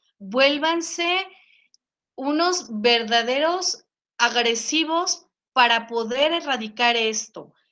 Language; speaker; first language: Spanish; native; Spanish